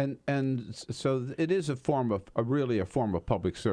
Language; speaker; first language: English; native; English